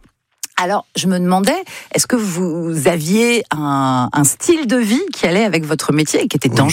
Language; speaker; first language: French; native; French